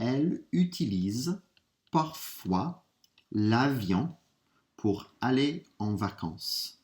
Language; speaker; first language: French; non-native, fluent; English